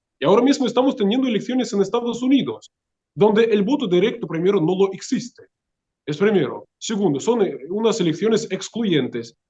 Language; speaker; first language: Spanish; non-native, fluent; Russian